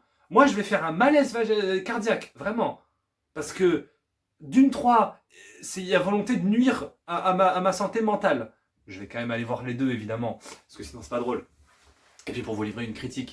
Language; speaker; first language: French; native; French